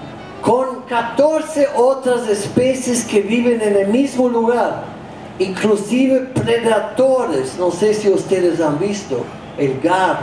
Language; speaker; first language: Spanish; non-native, fluent; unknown